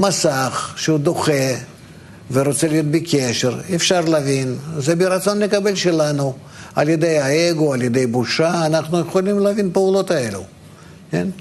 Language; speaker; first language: Hebrew; non-native, fluent; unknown